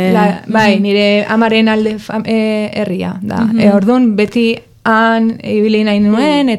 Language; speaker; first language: Basque; non-native, local second language; Spanish